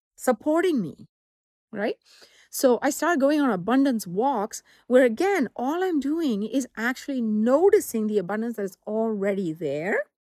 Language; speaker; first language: English; non-native, local second language; Tamil